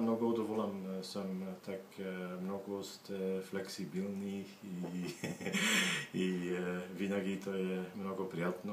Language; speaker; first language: Bulgarian; non-native, learner; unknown